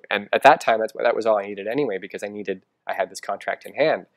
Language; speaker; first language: English; native; English